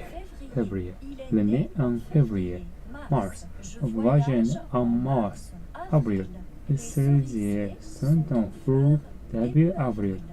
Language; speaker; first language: French; non-native, learner; Japanese